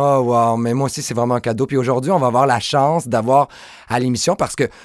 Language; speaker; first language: French; native; French